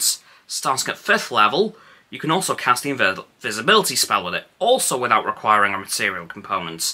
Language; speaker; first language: English; native; English